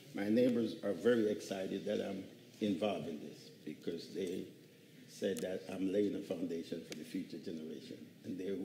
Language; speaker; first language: English; native; English